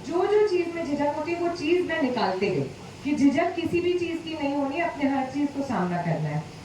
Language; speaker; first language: Hindi; non-native, local second language; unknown